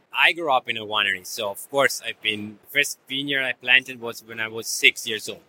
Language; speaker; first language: English; non-native, fluent; Italian